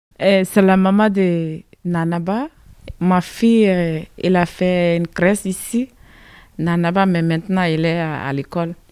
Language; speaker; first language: French; non-native, learner; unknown